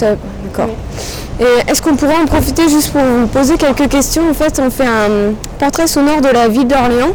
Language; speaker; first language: French; native; French